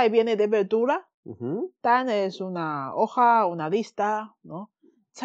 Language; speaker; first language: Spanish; non-native, fluent; Chinese